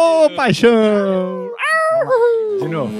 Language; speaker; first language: Portuguese; native; Portuguese